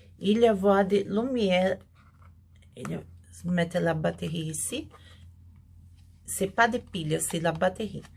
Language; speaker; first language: French; non-native, learner; Portuguese